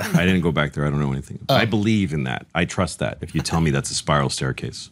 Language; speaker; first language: English; native; English